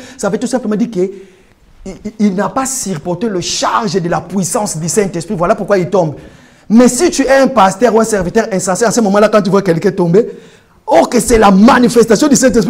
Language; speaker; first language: French; non-native, local second language; Lingala